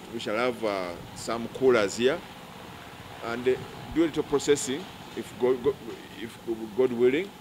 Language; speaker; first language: English; non-native, local second language; Ganda